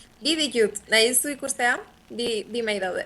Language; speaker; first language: Basque; native; Basque